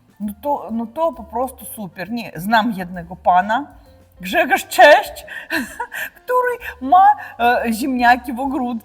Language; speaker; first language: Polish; non-native, learner; Russian